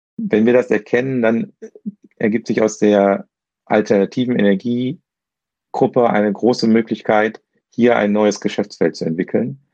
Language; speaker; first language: German; native; German